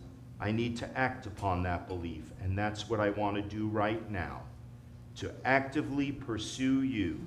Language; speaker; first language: English; native; English